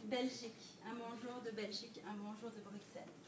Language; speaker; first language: French; non-native, fluent; Dutch